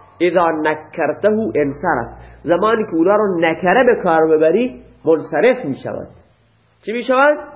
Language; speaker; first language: Persian; non-native, local second language; Baluchi